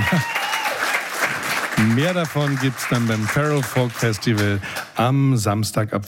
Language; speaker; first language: German; native; German